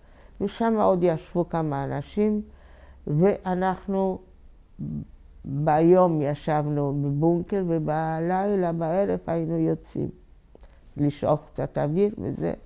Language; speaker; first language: Hebrew; non-native, fluent; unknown